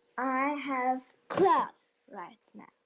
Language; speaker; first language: English; non-native, learner; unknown